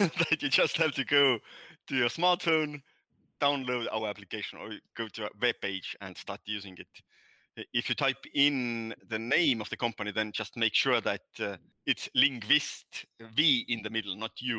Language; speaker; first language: English; non-native, fluent; Estonian